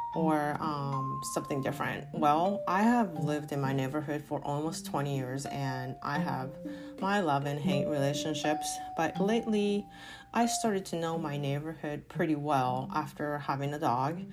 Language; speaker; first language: English; non-native, fluent; Japanese